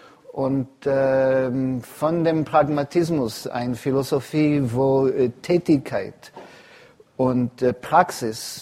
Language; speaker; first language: German; non-native, fluent; English